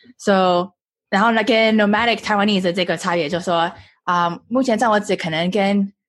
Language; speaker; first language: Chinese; early bilingual, heritage; Chinese